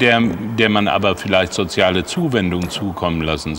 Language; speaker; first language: German; native; German